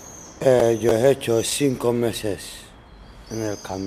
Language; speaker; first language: Spanish; non-native, learner; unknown